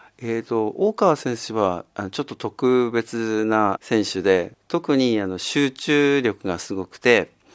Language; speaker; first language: Japanese; native; Japanese